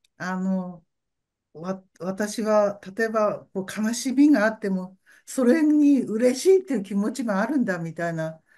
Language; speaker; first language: Japanese; native; Japanese